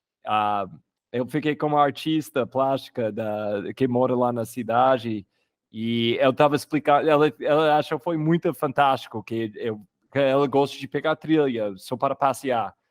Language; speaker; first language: Portuguese; non-native, fluent; English